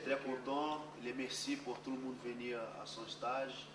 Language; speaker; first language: French; non-native, learner; Portuguese